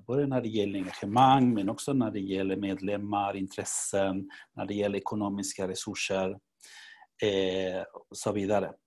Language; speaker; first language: Swedish; non-native, fluent; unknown